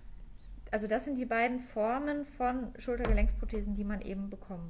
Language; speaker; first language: German; native; German